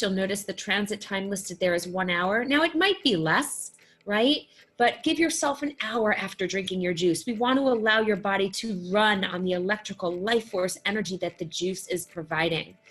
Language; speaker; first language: English; native; English